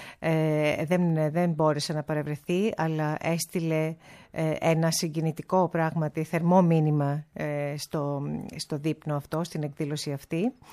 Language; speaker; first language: Greek; early bilingual, heritage; Greek